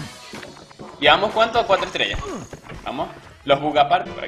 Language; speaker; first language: Spanish; native; Spanish